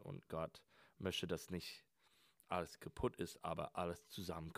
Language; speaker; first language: German; non-native, learner; English